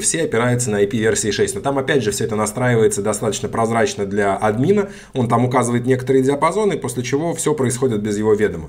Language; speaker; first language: Russian; native; Russian